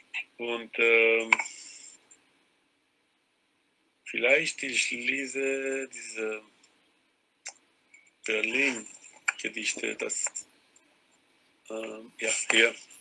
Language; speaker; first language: German; non-native, learner; Hebrew